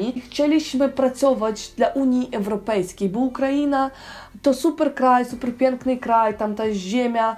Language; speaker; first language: Polish; non-native, learner; Ukrainian